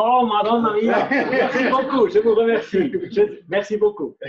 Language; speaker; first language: French; non-native, fluent; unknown